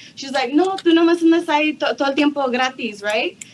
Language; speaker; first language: English; native; English